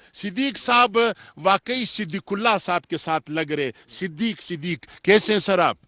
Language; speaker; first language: Urdu; non-native, local second language; Pashto